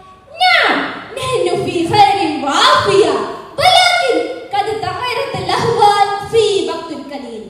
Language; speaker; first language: Arabic; non-native, learner; Malayalam